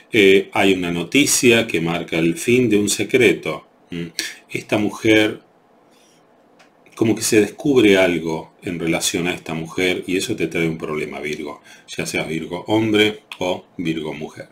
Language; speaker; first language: Spanish; native; Spanish